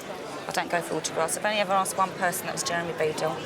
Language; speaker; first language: English; native; English